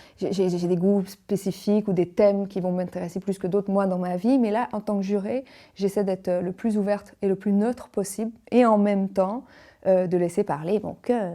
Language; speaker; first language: French; native; French